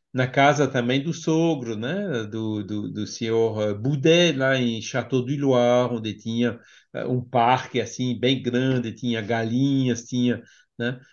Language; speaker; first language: Portuguese; non-native, fluent; French